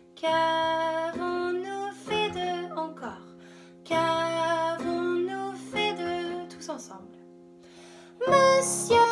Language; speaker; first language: French; non-native, fluent; English